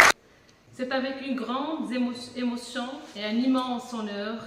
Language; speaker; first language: French; non-native, local second language; Arabic